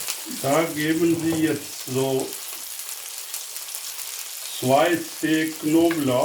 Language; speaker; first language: German; non-native, learner; Urdu